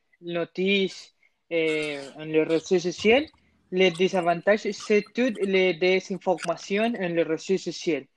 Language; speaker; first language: French; non-native, learner; Spanish